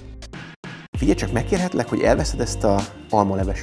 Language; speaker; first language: Hungarian; native; Hungarian